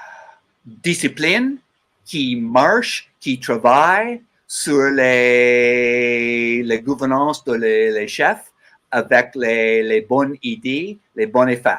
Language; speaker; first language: French; non-native, learner; English